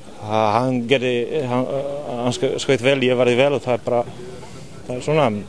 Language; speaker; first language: Icelandic; non-native, fluent; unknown